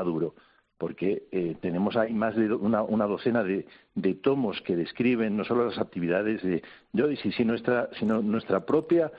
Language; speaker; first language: Spanish; native; Spanish